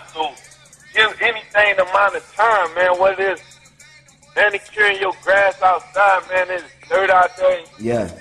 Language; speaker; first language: English; native; English